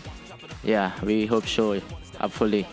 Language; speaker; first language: English; non-native, learner; Indonesian